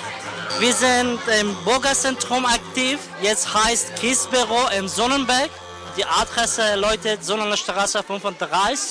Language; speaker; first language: German; non-native, fluent; Persian